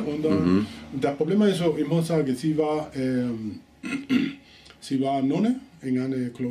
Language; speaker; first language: German; non-native, learner; Spanish